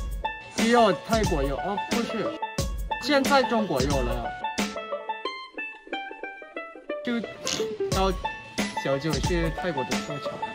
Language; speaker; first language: Chinese; non-native, fluent; Thai